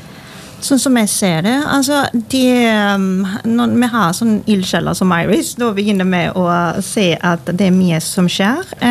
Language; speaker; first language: Norwegian; non-native, fluent; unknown